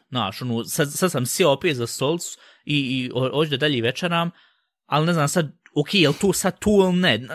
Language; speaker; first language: Bosnian; early bilingual, heritage; Bosnian